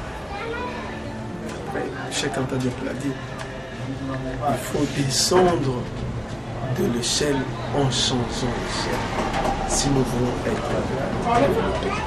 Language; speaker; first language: French; non-native, local second language; Kongo